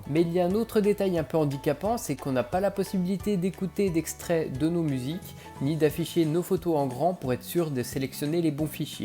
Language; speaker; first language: French; native; French